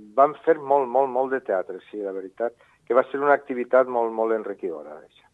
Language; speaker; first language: Catalan; native; Catalan